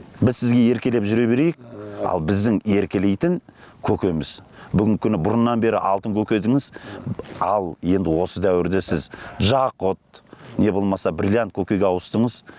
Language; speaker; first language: Kazakh; native; Kazakh